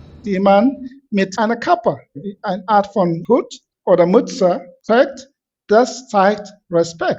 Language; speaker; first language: German; non-native, fluent; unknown